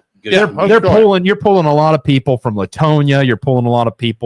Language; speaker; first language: English; native; English